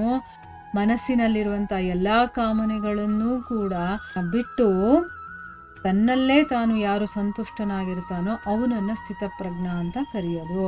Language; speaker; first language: Kannada; native; Kannada